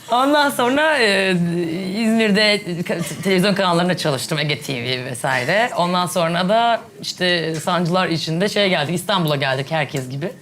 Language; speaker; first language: Turkish; native; Turkish